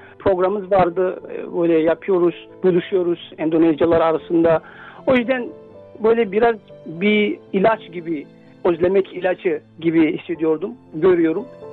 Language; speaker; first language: Turkish; non-native, fluent; Indonesian